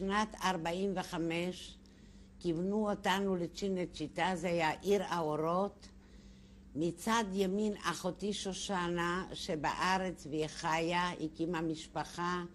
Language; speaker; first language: Hebrew; non-native, fluent; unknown